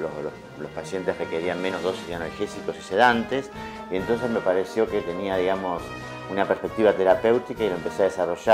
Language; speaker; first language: Spanish; native; Spanish